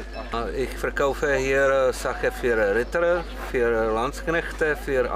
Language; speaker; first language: German; non-native, fluent; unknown